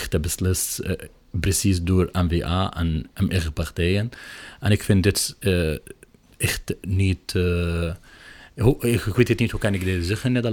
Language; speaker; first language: Dutch; non-native, learner; Arabic